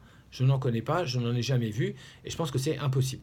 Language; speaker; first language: French; native; French